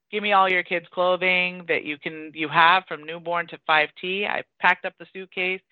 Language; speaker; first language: English; early bilingual, other home language; Persian